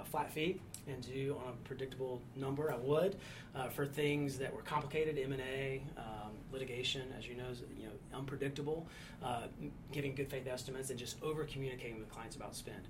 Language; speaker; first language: English; native; English